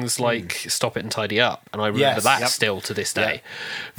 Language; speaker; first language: English; native; English